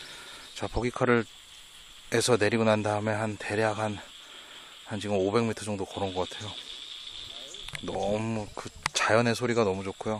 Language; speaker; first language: Korean; native; Korean